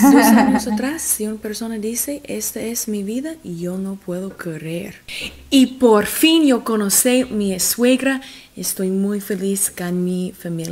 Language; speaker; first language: Spanish; non-native, learner; English